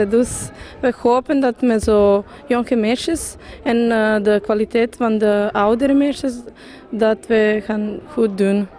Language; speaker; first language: Dutch; non-native, fluent; Serbian